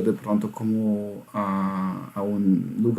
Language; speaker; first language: Spanish; non-native, fluent; German